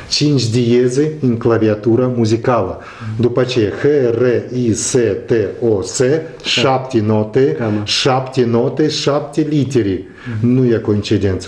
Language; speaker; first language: Romanian; non-native, local second language; Russian